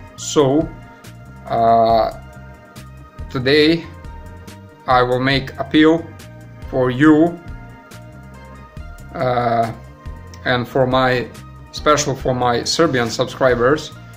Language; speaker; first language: English; non-native, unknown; Serbian